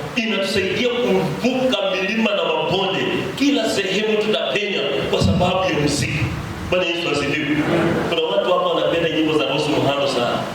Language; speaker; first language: Swahili; native; Swahili